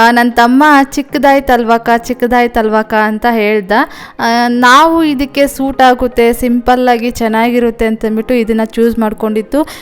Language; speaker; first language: Kannada; non-native, local second language; Telugu